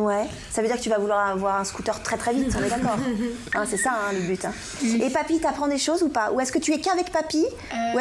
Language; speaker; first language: French; native; French